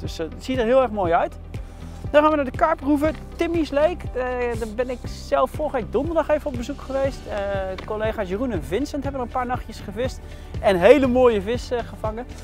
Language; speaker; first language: Dutch; native; Dutch